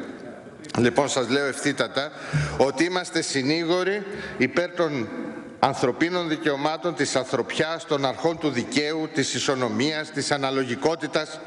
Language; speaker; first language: Greek; native; Greek